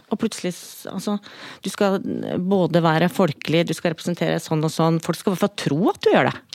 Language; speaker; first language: Norwegian; native; Norwegian